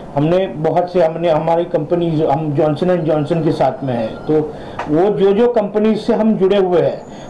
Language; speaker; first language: Hindi; non-native, local second language; Marathi